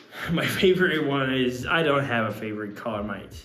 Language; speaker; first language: English; non-native, fluent; Russian